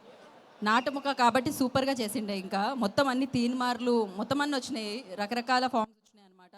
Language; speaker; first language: Telugu; native; Telugu